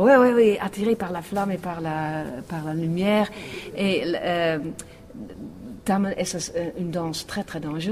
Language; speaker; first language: French; non-native, fluent; Western Frisian